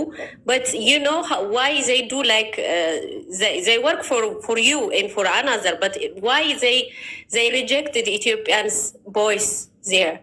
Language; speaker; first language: English; non-native, learner; Amharic